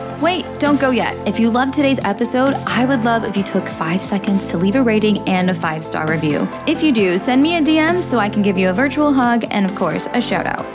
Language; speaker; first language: English; native; English